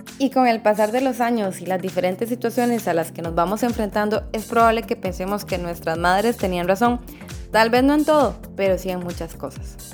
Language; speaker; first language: Spanish; native; Spanish